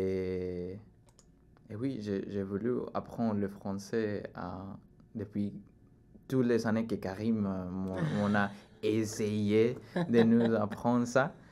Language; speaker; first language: French; non-native, learner; Spanish